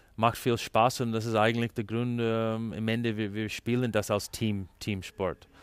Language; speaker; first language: German; non-native, fluent; English